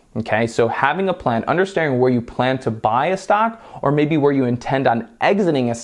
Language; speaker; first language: English; native; English